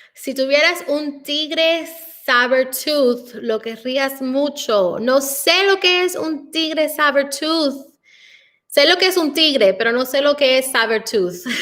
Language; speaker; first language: Spanish; early bilingual, heritage; Spanish